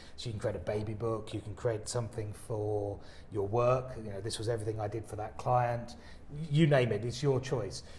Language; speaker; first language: English; native; English